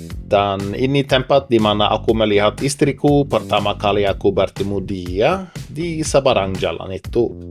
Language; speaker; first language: Indonesian; non-native, fluent; Norwegian